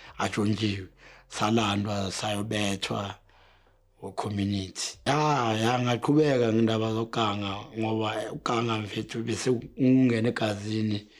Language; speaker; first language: Zulu; native; Zulu